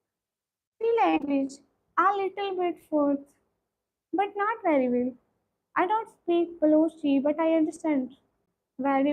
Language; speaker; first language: English; non-native, learner; Punjabi